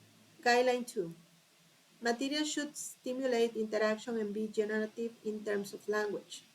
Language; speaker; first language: English; non-native, fluent; Spanish